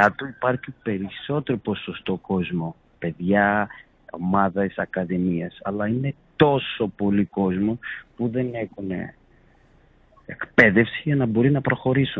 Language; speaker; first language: Greek; non-native, fluent; Portuguese